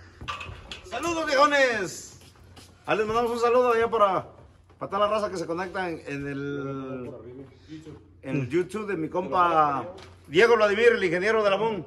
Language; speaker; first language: Spanish; native; Spanish